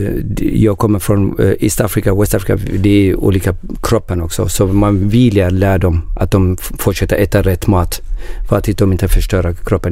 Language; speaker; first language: Swedish; non-native, learner; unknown